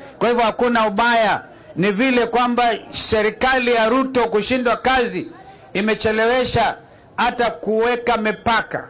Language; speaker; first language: Swahili; non-native, local second language; Kamba